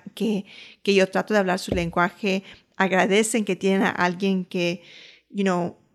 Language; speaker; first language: Spanish; early bilingual, heritage; Spanish